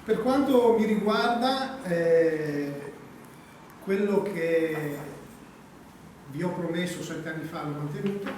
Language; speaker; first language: Italian; native; Italian